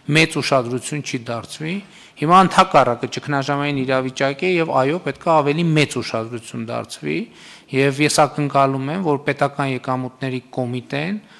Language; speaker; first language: Armenian; native; Armenian